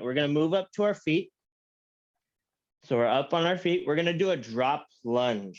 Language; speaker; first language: English; native; English